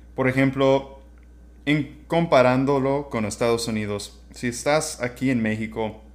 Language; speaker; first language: Spanish; non-native, fluent; English